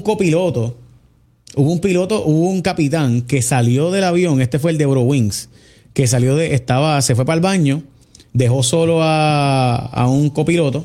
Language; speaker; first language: Spanish; native; Spanish